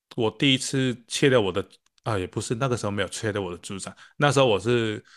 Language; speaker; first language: Chinese; non-native, local second language; Cantonese